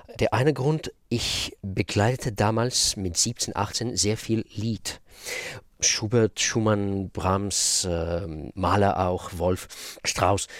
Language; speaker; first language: German; non-native, fluent; Russian